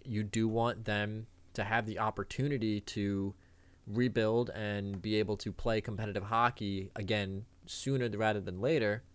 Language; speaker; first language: English; native; English